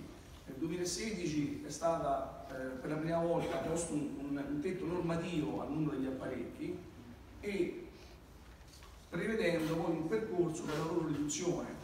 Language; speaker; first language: Italian; native; Italian